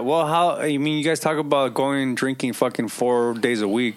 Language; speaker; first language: English; early bilingual, other home language; Spanish